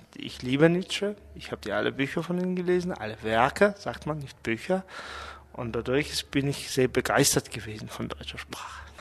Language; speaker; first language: German; non-native, fluent; Mongolian